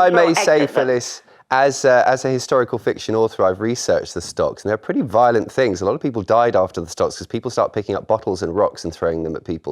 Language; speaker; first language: English; native; English